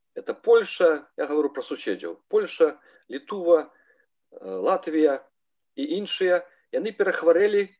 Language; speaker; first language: Belarusian; native; Belarusian